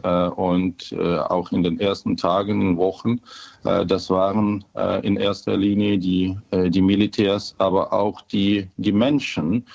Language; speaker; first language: German; non-native, fluent; Ukrainian